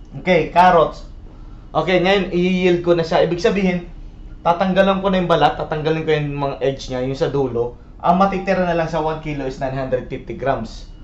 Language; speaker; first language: Filipino; non-native, local second language; Cebuano